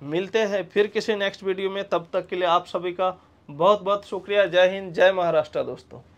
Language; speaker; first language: Hindi; non-native, local second language; Marathi